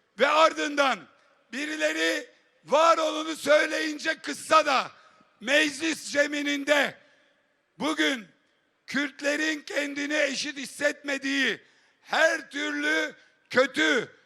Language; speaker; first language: Turkish; native; Turkish